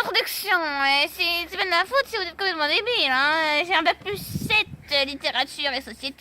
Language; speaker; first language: French; native; French